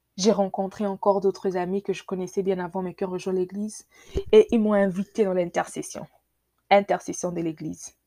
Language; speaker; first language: French; non-native, local second language; Lingala